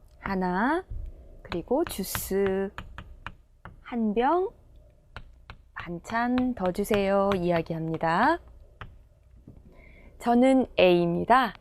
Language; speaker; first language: Korean; non-native, fluent; Indonesian